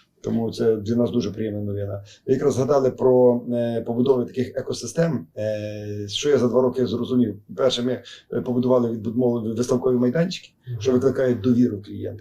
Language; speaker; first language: Ukrainian; native; Ukrainian